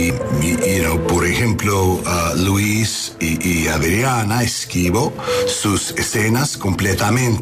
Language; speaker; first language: Spanish; non-native, learner; English